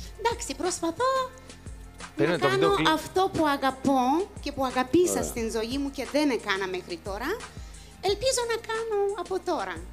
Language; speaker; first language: Greek; non-native, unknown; Romanian